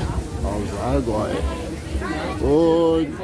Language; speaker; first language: German; non-native, learner; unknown